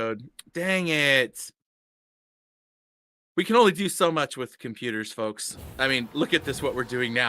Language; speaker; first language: English; native; English